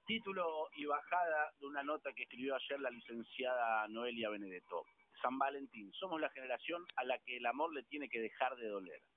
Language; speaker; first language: Spanish; native; Spanish